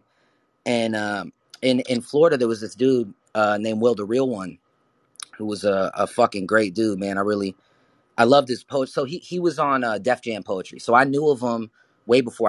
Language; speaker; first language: English; native; English